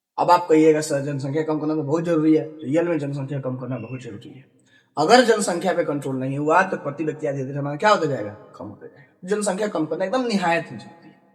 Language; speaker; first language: Hindi; native; Hindi